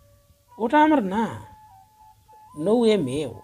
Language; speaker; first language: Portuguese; non-native, learner; Bangla